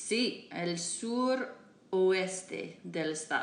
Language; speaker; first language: Spanish; non-native, learner; English